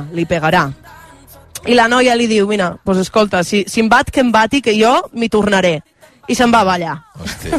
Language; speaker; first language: Catalan; non-native, local second language; Occitan